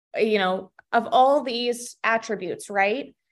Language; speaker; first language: English; early bilingual, other home language; Russian